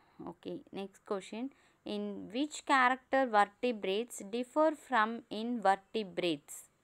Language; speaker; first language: English; non-native, local second language; Tamil